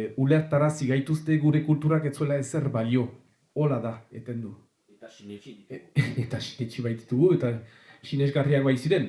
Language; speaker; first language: Basque; native; Basque